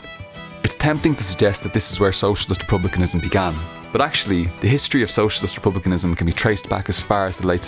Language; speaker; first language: English; native; English